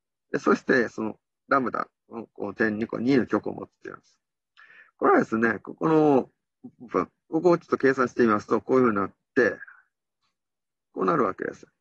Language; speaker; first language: Japanese; native; Japanese